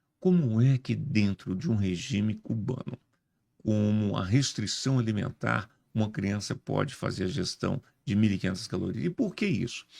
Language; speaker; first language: Portuguese; native; Portuguese